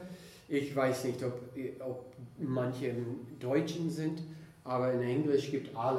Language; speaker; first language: German; non-native, fluent; English